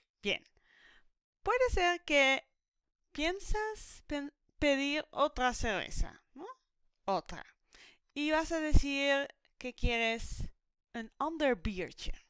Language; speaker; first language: Spanish; non-native, fluent; Dutch